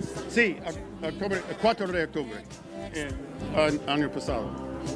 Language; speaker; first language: Spanish; non-native, learner; English